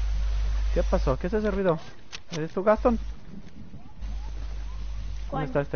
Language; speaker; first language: Spanish; native; Spanish